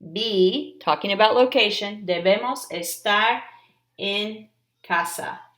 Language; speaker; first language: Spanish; non-native, fluent; English